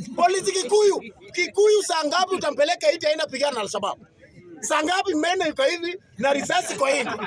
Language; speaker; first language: Swahili; non-native, local second language; Luo (Kenya and Tanzania)